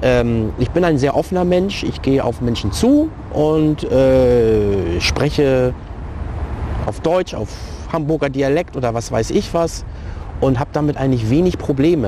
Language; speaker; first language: German; early bilingual, other home language; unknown